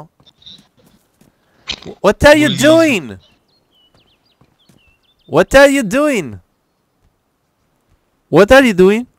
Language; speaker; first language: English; non-native, learner; Italian